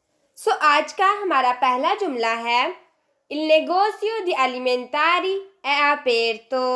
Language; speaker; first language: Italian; non-native, fluent; Urdu